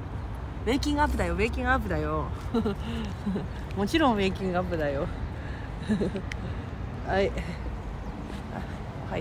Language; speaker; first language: Japanese; non-native, fluent; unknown